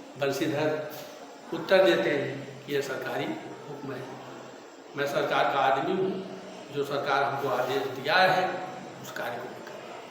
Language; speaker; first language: Hindi; native; Hindi